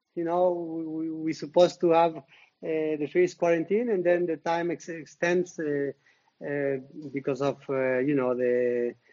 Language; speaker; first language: English; non-native, learner; Spanish